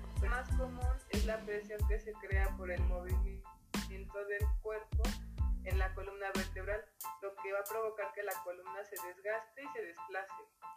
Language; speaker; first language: Spanish; native; Spanish